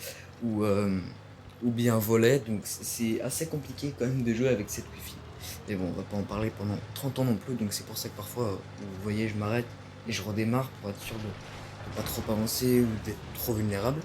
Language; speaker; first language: French; native; French